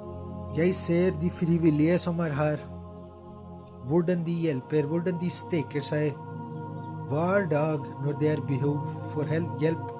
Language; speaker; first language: Norwegian; non-native, fluent; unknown